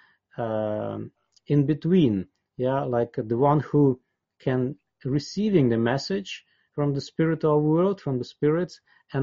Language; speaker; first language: English; non-native, fluent; Russian